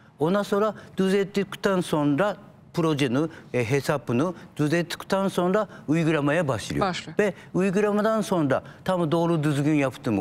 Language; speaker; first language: Turkish; non-native, fluent; Japanese